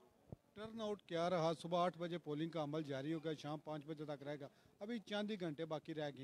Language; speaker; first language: Hindi; non-native, local second language; Punjabi